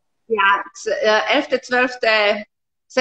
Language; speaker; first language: German; non-native, fluent; Slovak